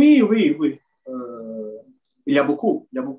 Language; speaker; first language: French; non-native, learner; Portuguese